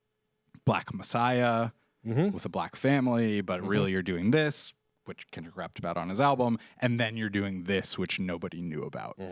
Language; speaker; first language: English; native; English